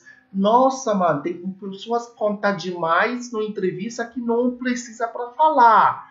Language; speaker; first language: Portuguese; non-native, learner; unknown